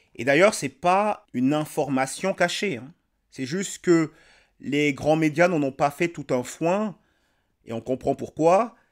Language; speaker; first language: French; native; French